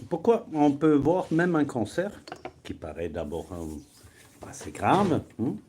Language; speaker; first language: French; non-native, fluent; German